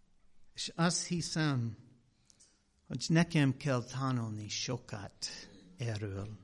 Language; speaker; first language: Hungarian; non-native, fluent; English